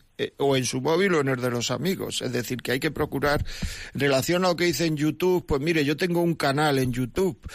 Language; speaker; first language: Spanish; native; Spanish